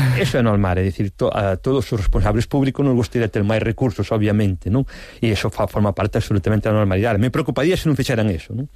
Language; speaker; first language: Galician; non-native, local second language; Spanish